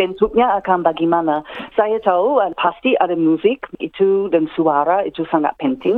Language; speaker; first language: Indonesian; non-native, fluent; English